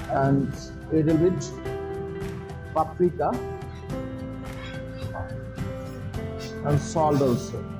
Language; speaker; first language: English; non-native, local second language; Bangla